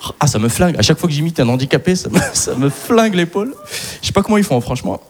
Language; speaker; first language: French; early bilingual, other home language; Arabic